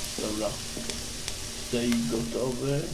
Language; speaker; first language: Polish; native; Polish